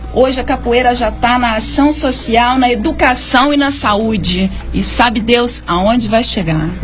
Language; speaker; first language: Portuguese; native; Portuguese